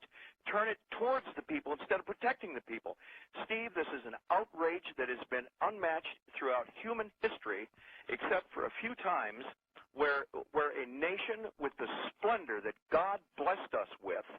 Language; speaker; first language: English; native; English